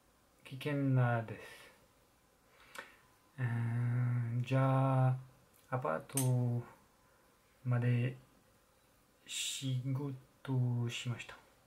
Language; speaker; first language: Japanese; non-native, learner; French